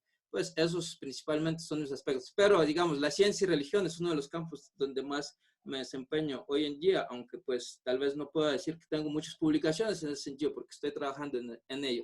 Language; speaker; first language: Spanish; non-native, fluent; Buriat